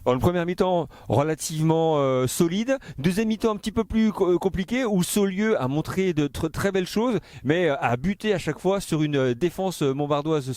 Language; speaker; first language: French; native; French